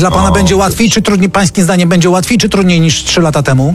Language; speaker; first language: Polish; native; Polish